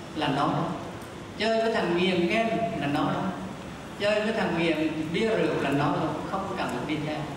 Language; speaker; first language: Vietnamese; native; Vietnamese